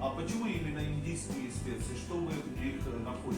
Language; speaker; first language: Russian; non-native, fluent; Hindi